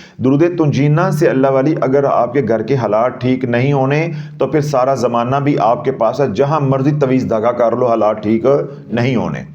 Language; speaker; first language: Urdu; non-native, local second language; Punjabi